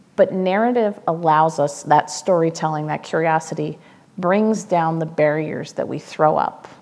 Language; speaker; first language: English; native; English